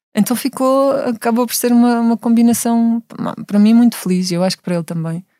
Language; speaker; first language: Portuguese; native; Portuguese